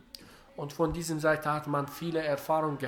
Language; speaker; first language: German; non-native, learner; Arabic